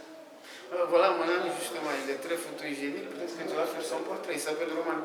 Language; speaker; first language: French; non-native, fluent; Russian